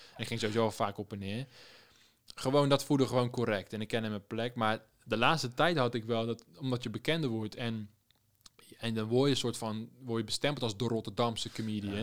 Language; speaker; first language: Dutch; native; Dutch